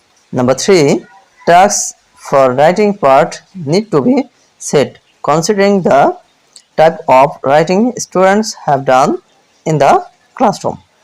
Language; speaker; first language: English; non-native, local second language; Bangla